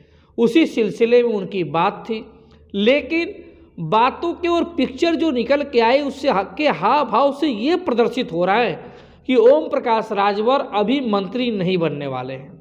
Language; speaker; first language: Hindi; native; Hindi